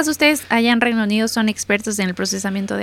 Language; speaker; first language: Spanish; native; Spanish